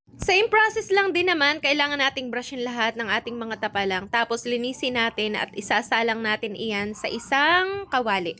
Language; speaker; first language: Filipino; native; Filipino